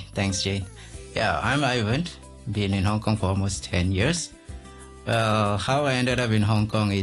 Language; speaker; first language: English; non-native, local second language; Min Nan Chinese